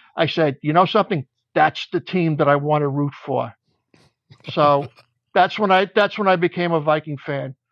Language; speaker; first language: English; native; English